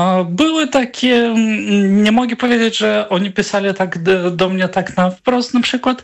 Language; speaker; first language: Polish; non-native, fluent; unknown